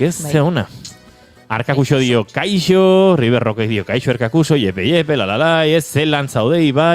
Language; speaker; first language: Basque; native; Basque